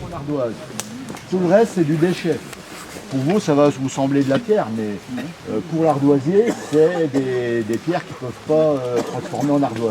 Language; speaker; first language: French; native; French